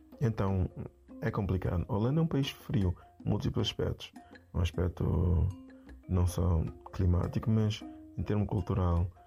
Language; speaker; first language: Portuguese; native; Portuguese